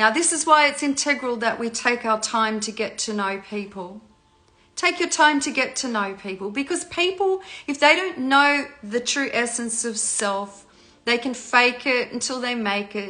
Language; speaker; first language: English; native; English